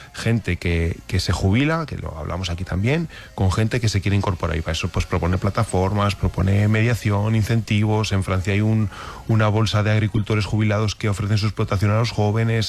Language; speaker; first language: Spanish; native; Spanish